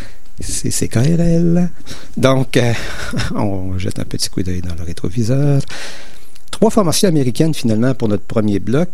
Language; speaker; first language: French; native; French